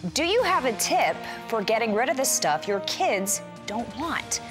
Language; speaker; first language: English; native; English